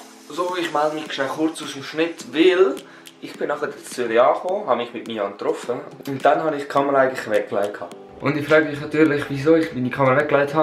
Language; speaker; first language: German; native; German